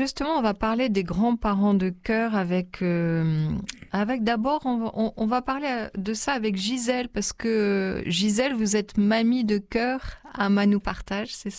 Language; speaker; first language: French; native; French